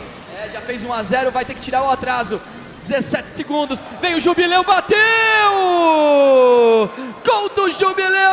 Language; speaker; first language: Portuguese; native; Portuguese